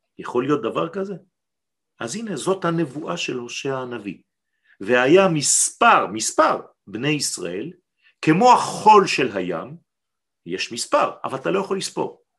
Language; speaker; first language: Hebrew; non-native, fluent; French